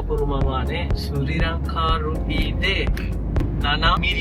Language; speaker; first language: Japanese; non-native, learner; Sinhala